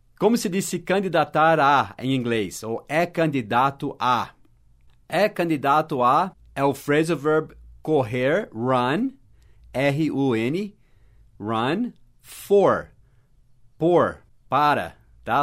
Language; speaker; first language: Portuguese; non-native, fluent; English